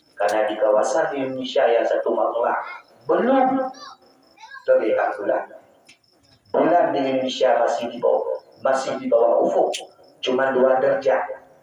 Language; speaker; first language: Malay; non-native, local second language; Achinese